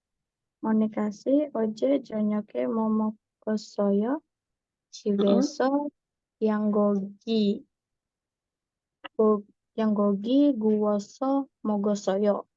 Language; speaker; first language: Korean; non-native, learner; Indonesian